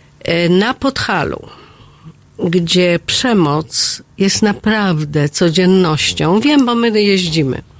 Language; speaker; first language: Polish; native; Polish